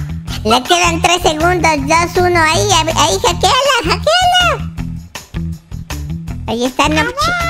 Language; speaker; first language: Spanish; native; Spanish